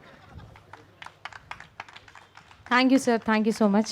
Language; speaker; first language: Telugu; native; Telugu